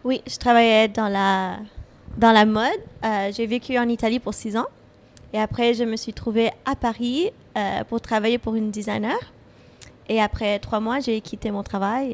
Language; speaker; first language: French; non-native, fluent; English